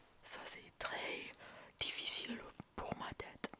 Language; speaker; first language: French; non-native, learner; English